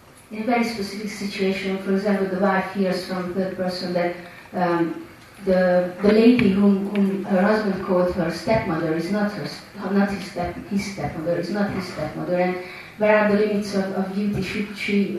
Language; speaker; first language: English; non-native, fluent; Hungarian